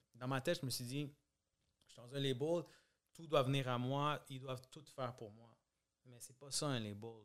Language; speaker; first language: French; early bilingual, other home language; Spanish